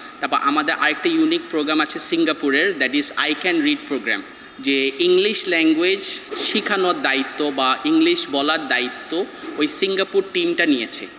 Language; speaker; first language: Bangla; native; Bangla